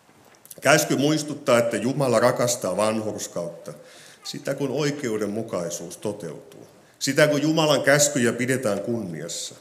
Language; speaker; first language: Finnish; native; Finnish